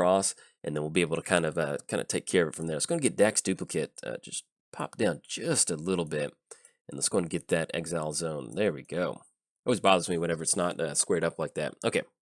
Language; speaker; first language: English; native; English